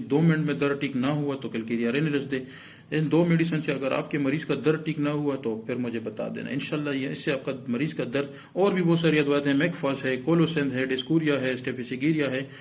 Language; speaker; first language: Urdu; non-native, local second language; Pashto